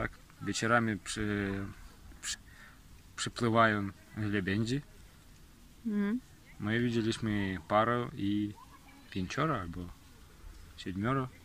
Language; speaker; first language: Polish; non-native, learner; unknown